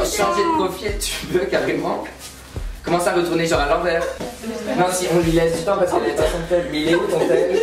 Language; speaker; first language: French; native; French